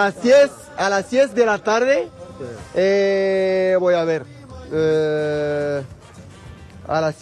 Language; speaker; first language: Spanish; non-native, learner; Arabic